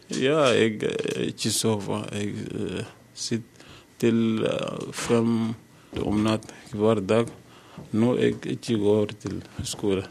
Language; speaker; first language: Norwegian; non-native, learner; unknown